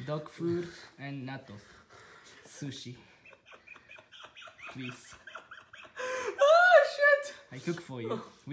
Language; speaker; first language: English; non-native, learner; Japanese